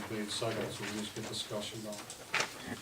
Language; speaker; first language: English; native; English